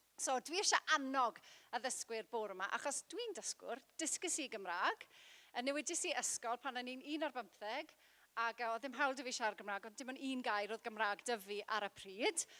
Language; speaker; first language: Welsh; non-native, local second language; English